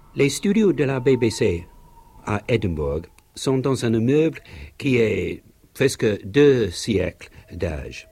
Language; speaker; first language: French; non-native, learner; English